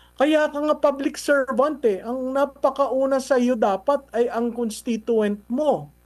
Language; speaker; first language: Filipino; native; Filipino